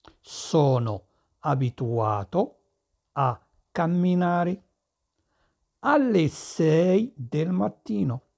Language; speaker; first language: Italian; non-native, fluent; Arabic